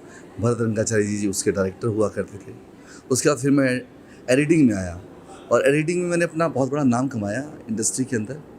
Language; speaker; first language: Hindi; native; Hindi